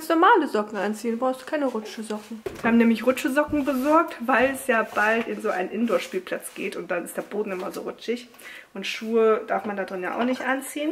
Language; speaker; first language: German; native; German